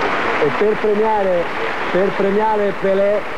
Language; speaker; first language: Italian; native; Italian